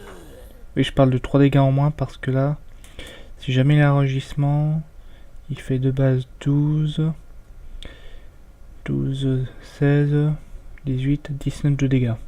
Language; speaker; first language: French; native; French